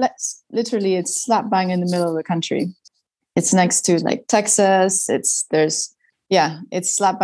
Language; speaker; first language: English; non-native, fluent; Spanish